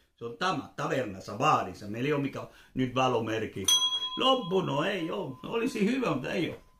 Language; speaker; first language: Finnish; non-native, fluent; Spanish